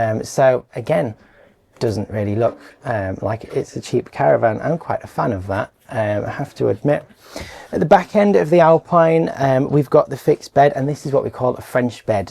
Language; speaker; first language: English; native; English